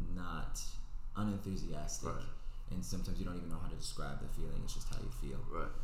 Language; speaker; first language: English; native; English